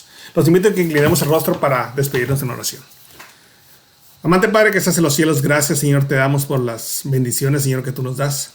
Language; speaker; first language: Spanish; native; Spanish